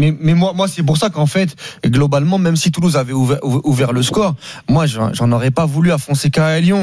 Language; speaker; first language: French; native; French